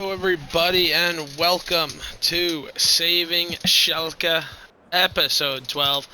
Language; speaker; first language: English; native; English